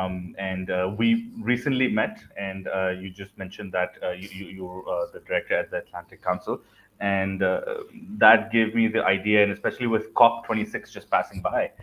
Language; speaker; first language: English; non-native, local second language; Urdu